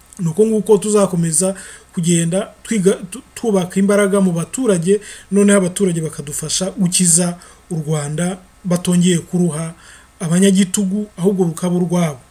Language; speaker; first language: Kinyarwanda; early bilingual, heritage; Kinyarwanda